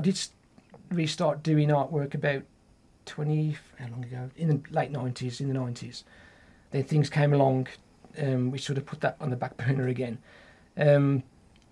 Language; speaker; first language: English; native; English